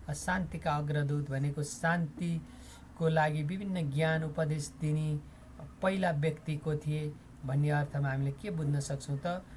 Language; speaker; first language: Nepali; native; Nepali